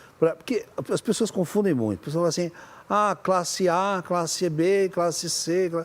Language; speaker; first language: Portuguese; native; Portuguese